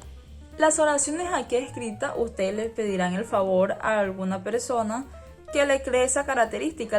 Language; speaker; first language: Spanish; native; Spanish